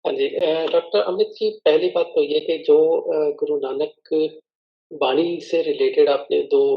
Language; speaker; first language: Hindi; non-native, local second language; Punjabi